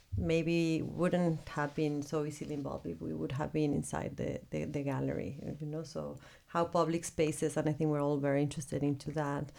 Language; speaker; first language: English; non-native, fluent; Spanish